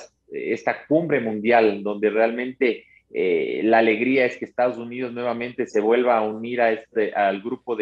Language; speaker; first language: Spanish; native; Spanish